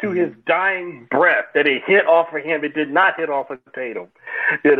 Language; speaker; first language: English; native; English